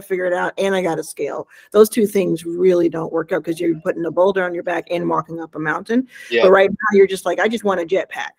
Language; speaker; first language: English; native; English